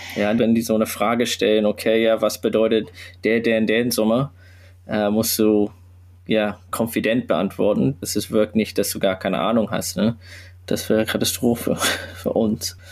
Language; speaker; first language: German; non-native, learner; English